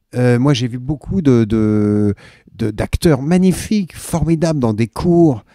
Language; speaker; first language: French; native; French